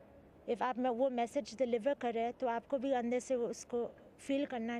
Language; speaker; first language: Hindi; early bilingual, heritage; English